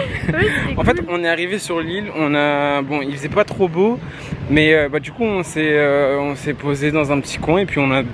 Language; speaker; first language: French; native; French